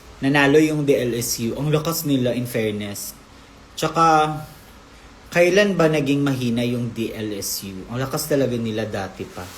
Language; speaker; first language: Filipino; native; Filipino